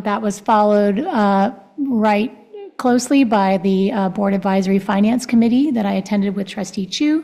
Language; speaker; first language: English; non-native, fluent; Spanish